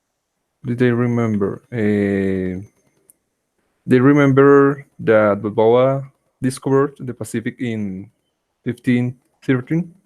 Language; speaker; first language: English; non-native, learner; Spanish